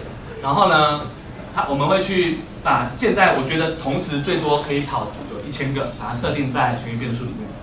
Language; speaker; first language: Chinese; native; Chinese